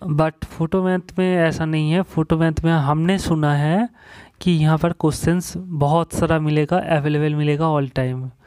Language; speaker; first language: Hindi; non-native, local second language; Bangla